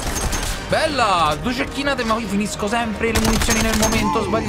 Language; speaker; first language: Italian; native; Italian